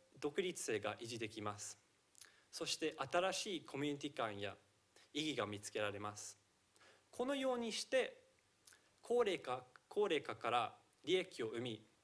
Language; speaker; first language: Japanese; non-native, fluent; English